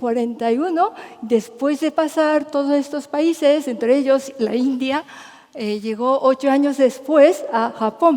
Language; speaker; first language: Spanish; non-native, fluent; Japanese